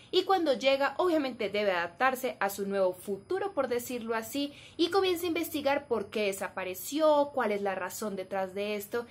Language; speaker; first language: Spanish; native; Spanish